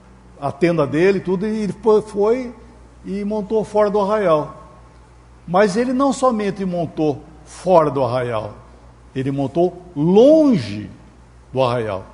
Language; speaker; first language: Portuguese; native; Portuguese